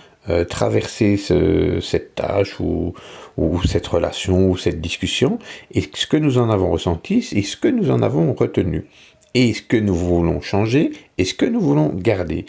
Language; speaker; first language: French; native; French